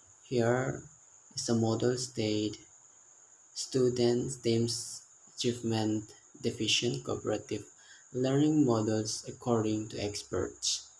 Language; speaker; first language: English; non-native, learner; Indonesian